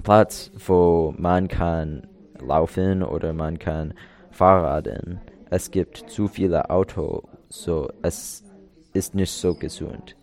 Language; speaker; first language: German; non-native, learner; English